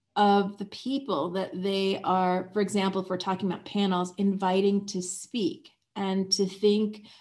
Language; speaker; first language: English; native; English